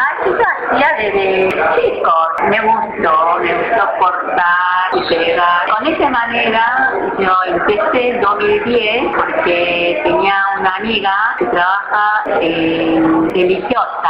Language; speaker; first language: Spanish; non-native, learner; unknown